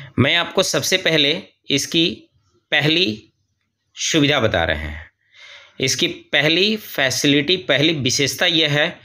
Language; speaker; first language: Hindi; native; Hindi